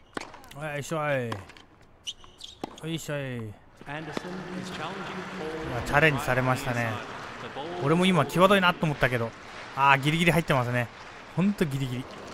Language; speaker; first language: Japanese; native; Japanese